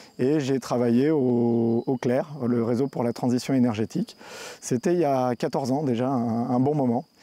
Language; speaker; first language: French; native; French